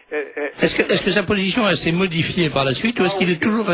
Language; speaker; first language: French; native; French